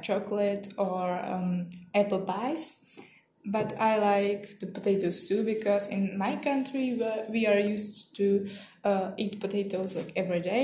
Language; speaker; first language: English; non-native, learner; Czech